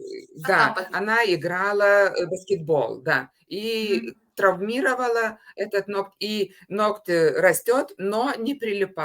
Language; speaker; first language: Russian; non-native, fluent; Lithuanian